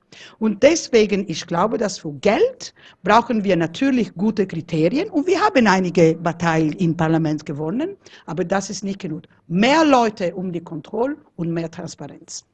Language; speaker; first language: German; non-native, fluent; Italian